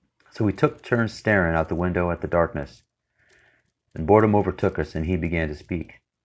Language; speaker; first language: English; native; English